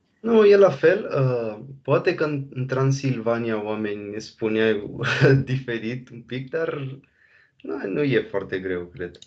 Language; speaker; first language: Romanian; non-native, fluent; Spanish